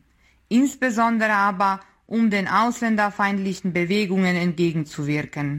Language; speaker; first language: German; non-native, fluent; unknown